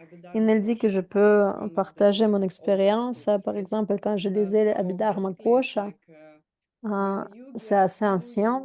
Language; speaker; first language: French; non-native, fluent; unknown